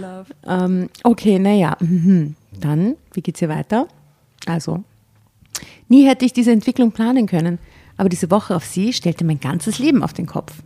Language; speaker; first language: German; native; German